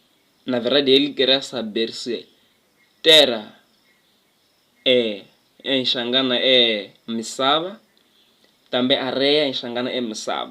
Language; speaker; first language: Portuguese; non-native, local second language; Tsonga